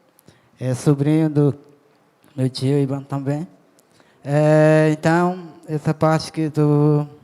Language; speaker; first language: Portuguese; non-native, local second language; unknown